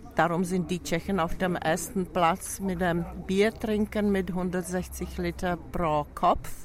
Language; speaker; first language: German; non-native, fluent; Czech